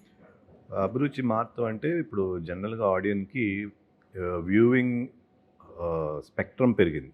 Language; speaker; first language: Telugu; native; Telugu